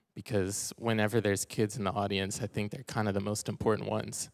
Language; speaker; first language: English; native; English